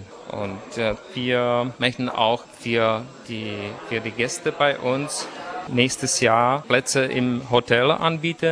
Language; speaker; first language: German; non-native, fluent; Czech